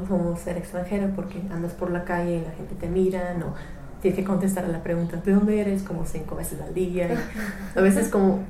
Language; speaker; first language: Spanish; non-native, fluent; English